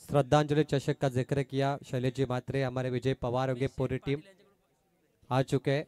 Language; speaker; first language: Hindi; non-native, local second language; Marathi